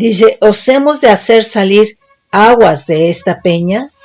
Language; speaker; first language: Spanish; native; Spanish